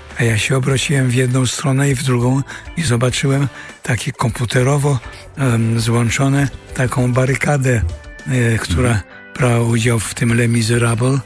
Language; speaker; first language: Polish; early bilingual, heritage; Polish